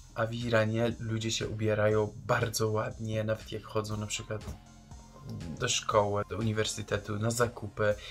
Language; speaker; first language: Polish; non-native, fluent; Persian